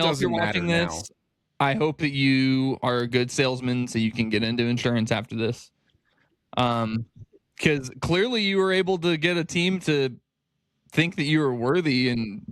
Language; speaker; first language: English; native; English